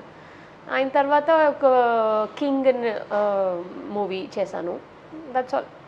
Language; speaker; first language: Telugu; non-native, local second language; Tamil